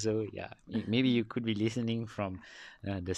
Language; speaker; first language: English; non-native, local second language; Malay